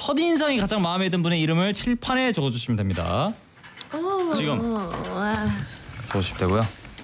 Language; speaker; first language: Korean; native; Korean